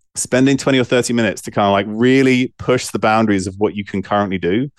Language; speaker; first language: English; native; English